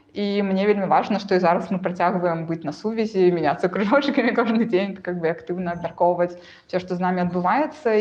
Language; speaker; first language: Belarusian; non-native, local second language; Russian